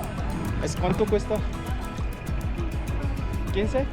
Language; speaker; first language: Spanish; non-native, learner; Korean